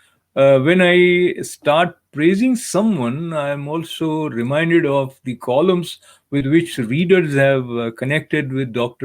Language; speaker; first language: English; non-native, local second language; Hindi